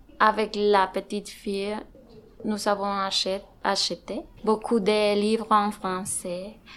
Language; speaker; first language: French; non-native, learner; Spanish